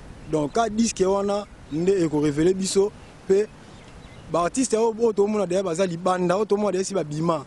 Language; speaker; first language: French; non-native, local second language; Lingala